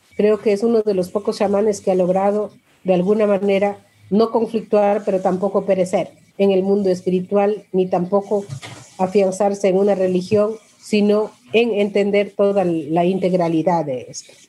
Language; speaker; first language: Spanish; non-native, local second language; Quechua